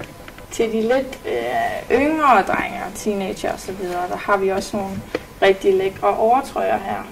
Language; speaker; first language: Danish; native; Danish